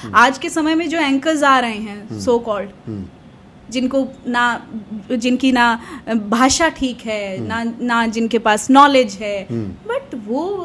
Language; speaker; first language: Hindi; native; Hindi